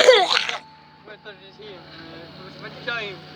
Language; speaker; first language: French; native; French